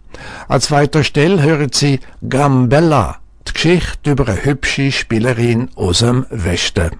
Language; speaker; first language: German; native; German